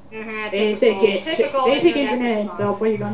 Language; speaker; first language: English; native; English